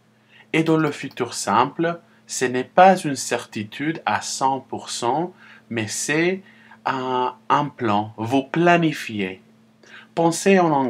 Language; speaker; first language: French; non-native, fluent; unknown